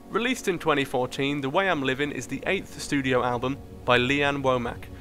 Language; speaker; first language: English; native; English